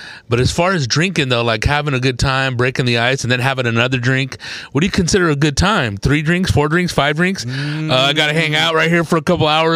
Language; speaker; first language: English; early bilingual, other home language; Spanish